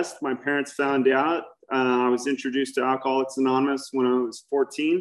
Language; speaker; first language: English; native; English